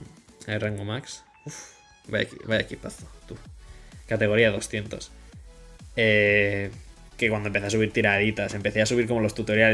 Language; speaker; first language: Spanish; native; Spanish